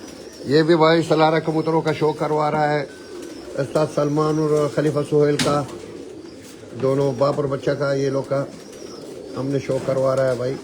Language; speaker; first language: Hindi; non-native, learner; Arabic